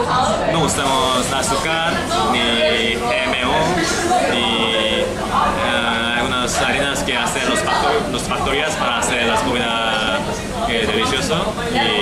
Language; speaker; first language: Spanish; non-native, learner; Korean